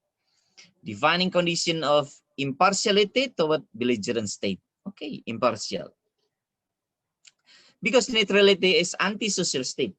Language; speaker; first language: English; non-native, fluent; Indonesian